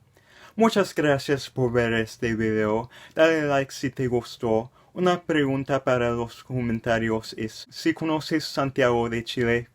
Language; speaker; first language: Spanish; non-native, fluent; English